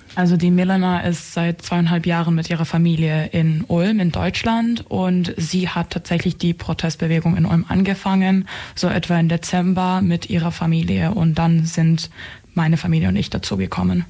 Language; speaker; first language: German; early bilingual, other home language; Serbian